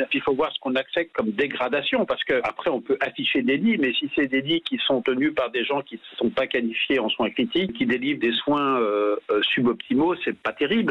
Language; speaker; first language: French; native; French